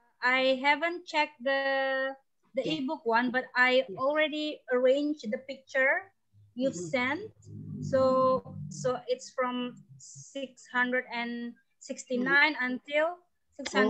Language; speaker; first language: English; non-native, learner; Indonesian